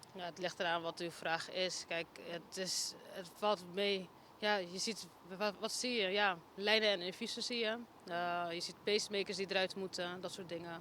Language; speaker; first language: Dutch; native; Dutch